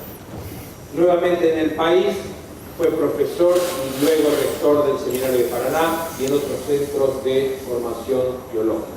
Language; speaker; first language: Spanish; native; Spanish